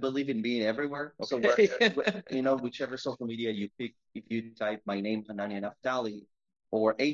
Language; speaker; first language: English; non-native, fluent; Hebrew